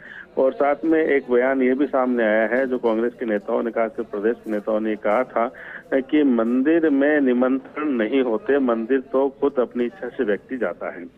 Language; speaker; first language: Hindi; native; Hindi